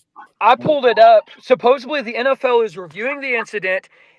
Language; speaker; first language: English; native; English